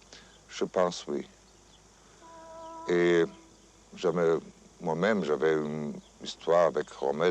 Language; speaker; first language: French; non-native, fluent; German